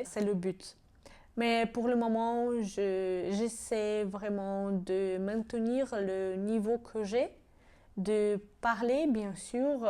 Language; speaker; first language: French; non-native, fluent; Georgian